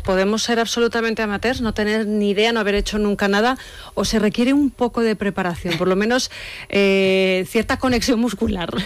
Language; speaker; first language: Spanish; native; Spanish